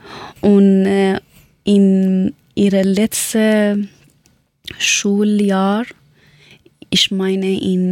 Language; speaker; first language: German; non-native, learner; Persian